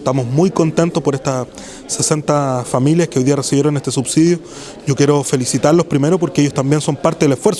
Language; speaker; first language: Spanish; native; Spanish